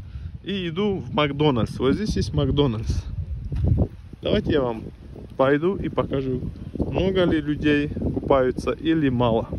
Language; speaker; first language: Russian; non-native, local second language; Turkish